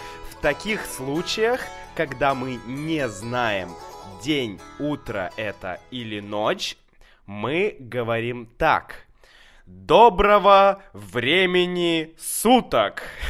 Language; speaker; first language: Russian; native; Russian